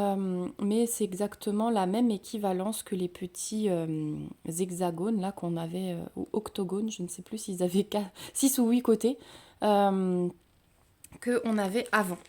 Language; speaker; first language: French; native; French